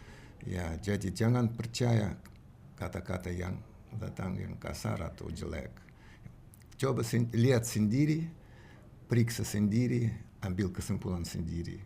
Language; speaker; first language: Indonesian; non-native, learner; Russian